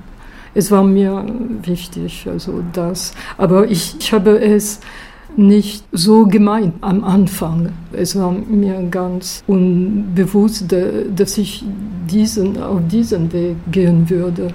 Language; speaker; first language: German; non-native, fluent; French